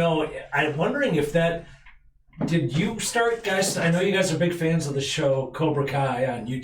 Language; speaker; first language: English; native; English